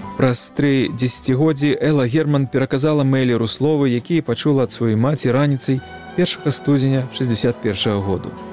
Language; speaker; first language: Belarusian; native; Belarusian